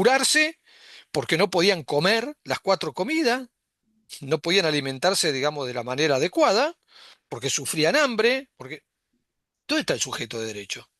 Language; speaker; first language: Spanish; native; Spanish